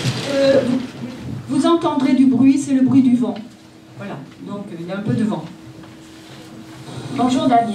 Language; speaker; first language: French; native; French